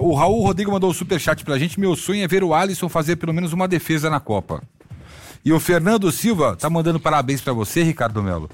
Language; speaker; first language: Portuguese; native; Portuguese